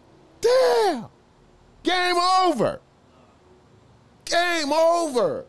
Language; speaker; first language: English; native; English